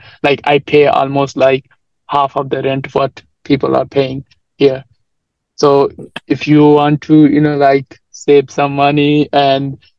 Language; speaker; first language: English; non-native, local second language; Nepali